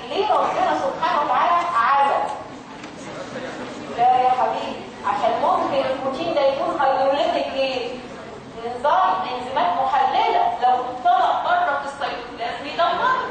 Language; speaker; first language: Arabic; native; Arabic